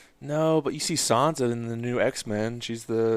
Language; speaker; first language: English; native; English